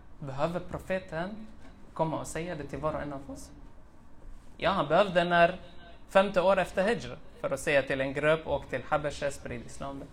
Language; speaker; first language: Swedish; early bilingual, other home language; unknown